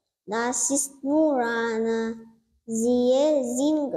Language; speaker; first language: German; non-native, learner; Turkmen